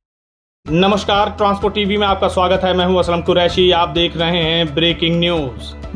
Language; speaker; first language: Hindi; native; Hindi